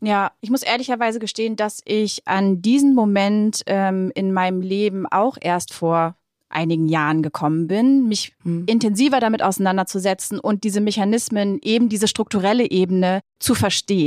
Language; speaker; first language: German; native; German